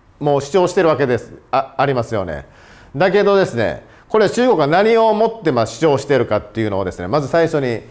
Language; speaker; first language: Japanese; native; Japanese